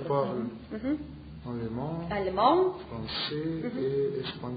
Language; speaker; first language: French; non-native, learner; Russian